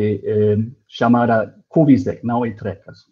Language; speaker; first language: Portuguese; non-native, fluent; German